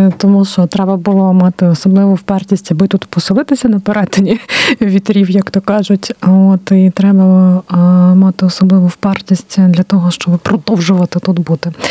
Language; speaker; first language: Ukrainian; native; Ukrainian